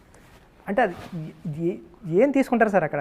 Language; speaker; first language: Telugu; native; Telugu